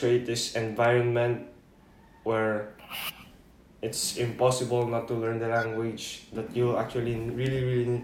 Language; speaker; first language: English; non-native, local second language; Filipino